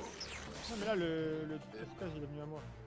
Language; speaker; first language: French; native; French